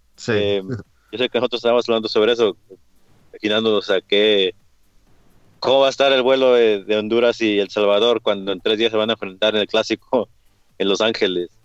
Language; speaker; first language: Spanish; early bilingual, heritage; Spanish